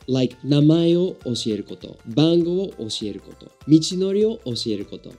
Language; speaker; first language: Japanese; non-native, fluent; English